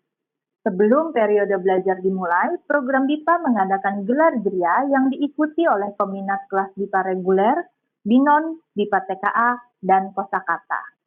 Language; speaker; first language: Indonesian; native; Indonesian